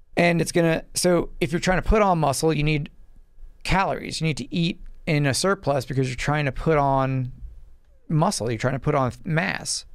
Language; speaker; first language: English; native; English